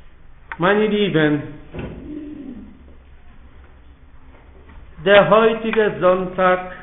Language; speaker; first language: German; non-native, fluent; Polish